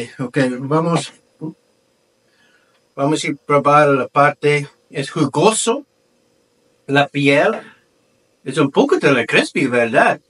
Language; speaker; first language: Spanish; non-native, learner; English